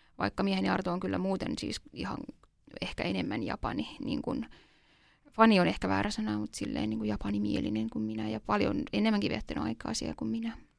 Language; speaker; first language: Finnish; native; Finnish